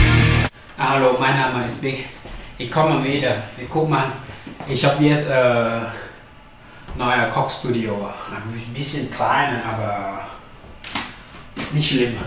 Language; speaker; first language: German; non-native, learner; Thai